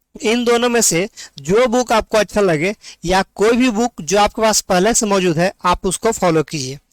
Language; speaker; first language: Hindi; non-native, local second language; Marathi